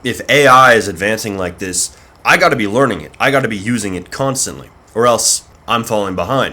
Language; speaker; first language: English; native; English